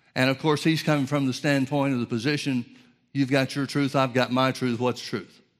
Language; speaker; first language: English; native; English